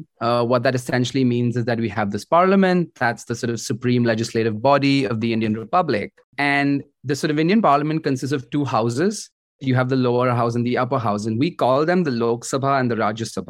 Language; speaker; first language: English; non-native, local second language; Hindi